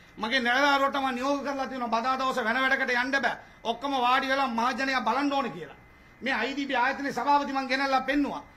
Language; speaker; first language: Sinhala; non-native, local second language; Tamil